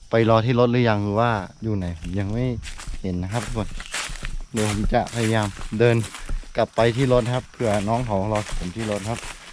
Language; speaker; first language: Thai; non-native, local second language; Karen languages